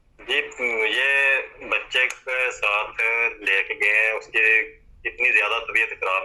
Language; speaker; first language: Hindi; non-native, local second language; Punjabi